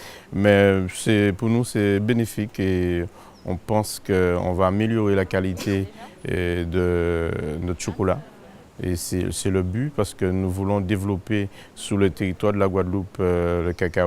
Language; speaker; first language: French; native; French